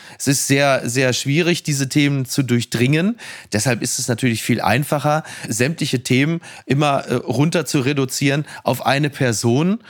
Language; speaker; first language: German; native; German